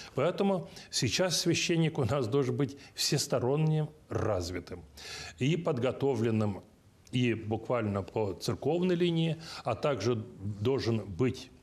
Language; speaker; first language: Russian; non-native, local second language; Romanian